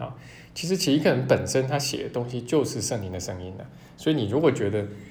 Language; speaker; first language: Chinese; native; Chinese